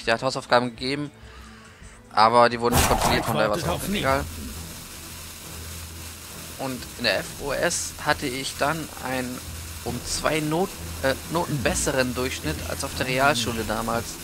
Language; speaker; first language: German; native; German